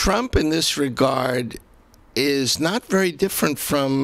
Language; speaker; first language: English; native; English